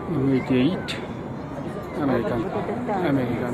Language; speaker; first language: Russian; non-native, fluent; Bangla